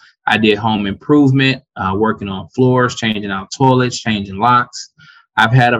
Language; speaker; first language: English; native; English